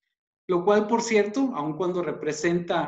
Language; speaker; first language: Spanish; native; Spanish